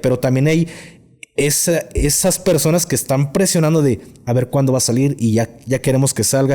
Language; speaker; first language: Spanish; native; Spanish